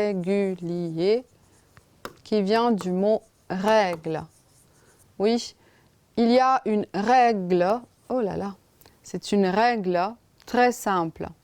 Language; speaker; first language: French; non-native, fluent; Romanian